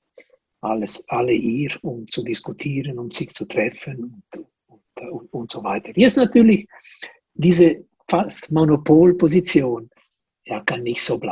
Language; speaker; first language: German; non-native, local second language; Italian